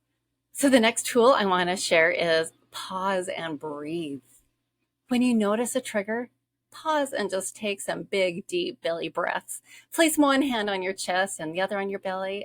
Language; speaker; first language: English; native; English